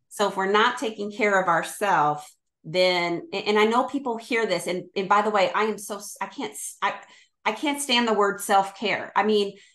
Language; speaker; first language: English; native; English